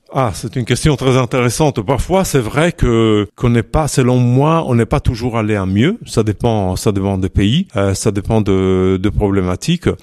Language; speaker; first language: French; non-native, fluent; Italian